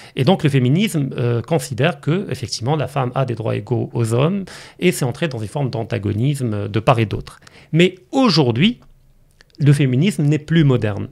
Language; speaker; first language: French; non-native, local second language; Arabic